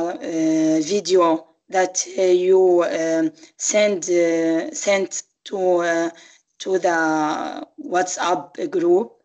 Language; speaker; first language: English; non-native, learner; Arabic